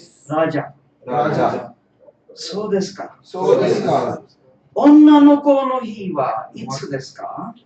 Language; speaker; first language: Japanese; non-native, fluent; Tamil